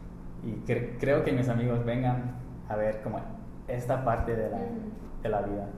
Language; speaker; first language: Spanish; non-native, fluent; English